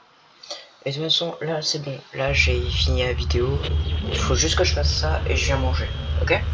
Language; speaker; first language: French; native; French